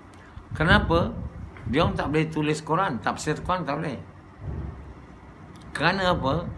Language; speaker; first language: Malay; native; Malay